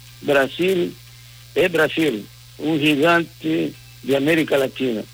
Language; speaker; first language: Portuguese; non-native, fluent; Spanish